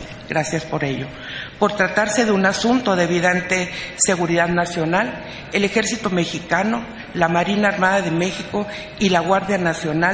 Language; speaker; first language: Spanish; native; Spanish